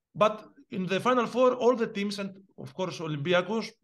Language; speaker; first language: English; non-native, fluent; Greek